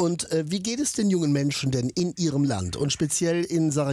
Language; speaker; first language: German; native; German